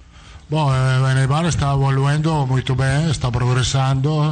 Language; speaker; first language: Portuguese; non-native, learner; Italian